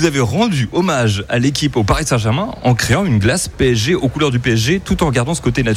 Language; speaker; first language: French; native; French